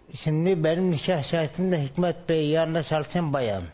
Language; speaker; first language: Turkish; native; Turkish